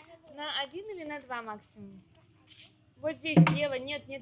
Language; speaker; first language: Russian; native; Russian